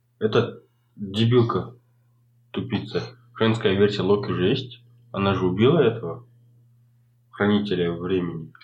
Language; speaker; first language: Russian; non-native, local second language; Kazakh